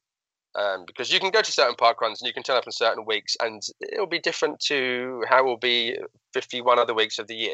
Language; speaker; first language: English; native; English